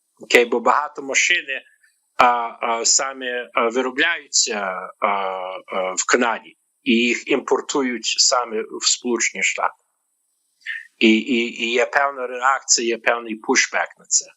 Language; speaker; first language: Ukrainian; early bilingual, heritage; Ukrainian